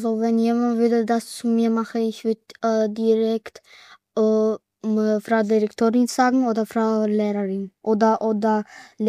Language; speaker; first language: German; early bilingual, other home language; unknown